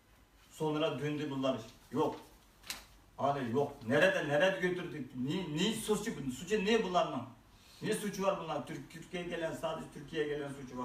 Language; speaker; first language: Turkish; non-native, learner; Uyghur